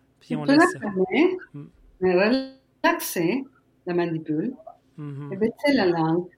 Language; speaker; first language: French; non-native, fluent; Spanish